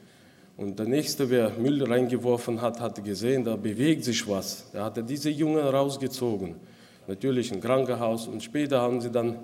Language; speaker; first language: German; non-native, local second language; Russian